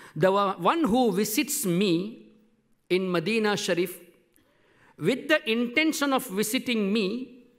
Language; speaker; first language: English; non-native, local second language; Memoni